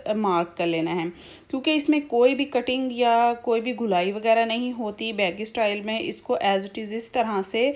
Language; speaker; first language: Urdu; native; Urdu